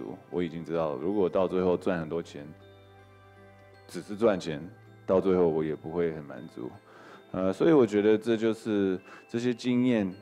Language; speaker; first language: Chinese; early bilingual, heritage; English